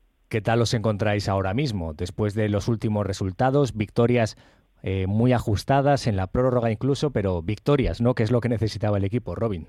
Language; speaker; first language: Spanish; native; Spanish